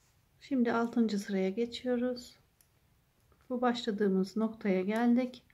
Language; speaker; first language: Turkish; native; Turkish